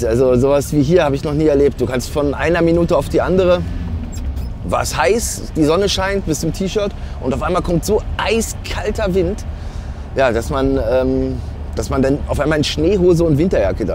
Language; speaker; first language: German; native; German